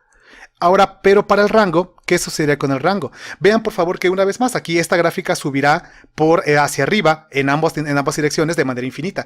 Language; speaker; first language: Spanish; native; Spanish